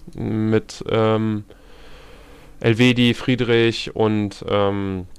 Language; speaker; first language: German; native; German